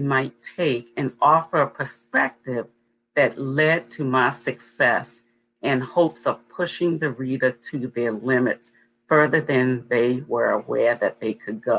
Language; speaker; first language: English; native; English